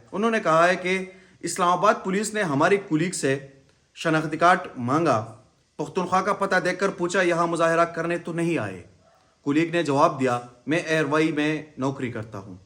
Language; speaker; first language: Urdu; non-native, local second language; Pashto